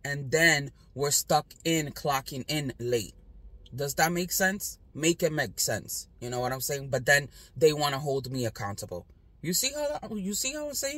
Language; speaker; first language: English; native; English